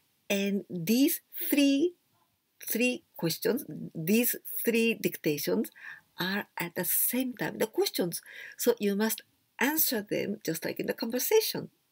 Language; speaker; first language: English; non-native, fluent; Japanese